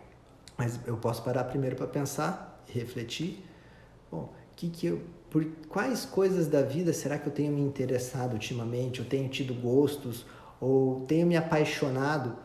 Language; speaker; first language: Portuguese; native; Portuguese